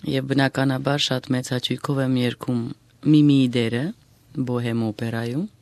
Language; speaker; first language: Armenian; native; Armenian